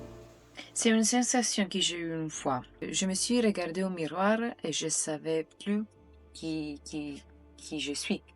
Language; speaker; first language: French; non-native, fluent; Italian